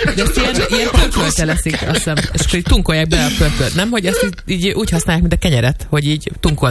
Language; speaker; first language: Hungarian; native; Hungarian